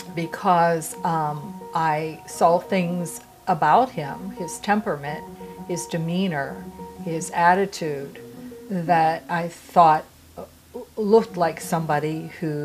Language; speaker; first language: English; native; English